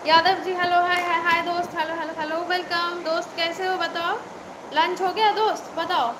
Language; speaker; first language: Hindi; non-native, local second language; Bangla